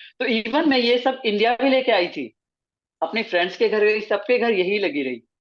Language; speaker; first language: Hindi; native; Hindi